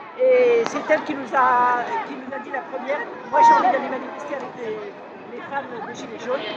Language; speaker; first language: French; native; French